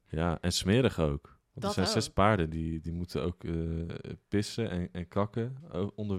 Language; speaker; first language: Dutch; native; Dutch